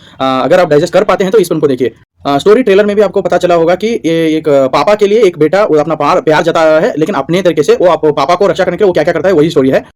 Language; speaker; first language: Hindi; non-native, local second language; Kannada